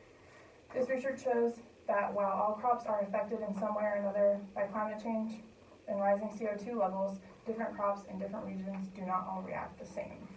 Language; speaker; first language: English; native; English